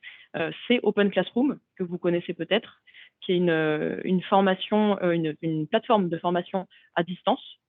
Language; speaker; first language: French; native; French